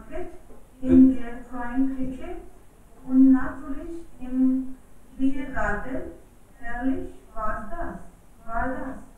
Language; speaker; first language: German; non-native, learner; Hindi